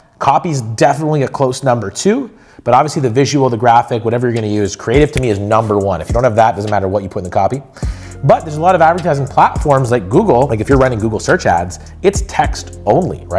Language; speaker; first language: English; native; English